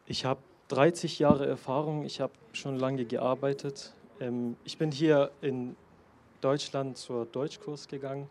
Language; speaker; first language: German; non-native, learner; Persian